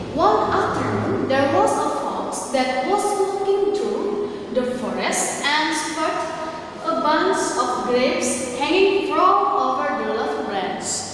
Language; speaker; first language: English; non-native, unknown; Indonesian